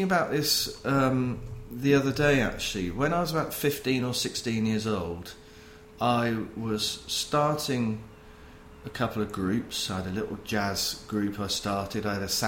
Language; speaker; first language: English; native; English